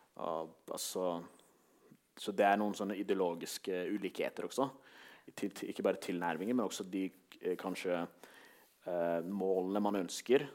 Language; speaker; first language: Norwegian; early bilingual, other home language; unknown